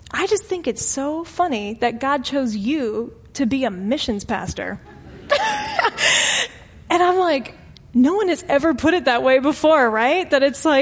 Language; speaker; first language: English; native; English